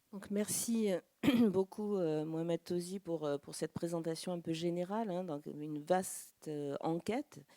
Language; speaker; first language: French; native; French